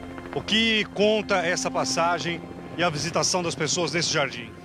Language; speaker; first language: Portuguese; native; Portuguese